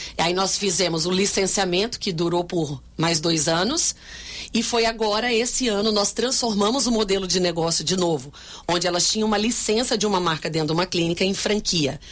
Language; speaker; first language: Portuguese; native; Portuguese